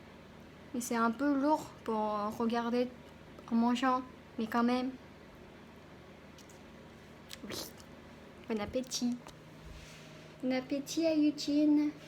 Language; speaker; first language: French; non-native, learner; Korean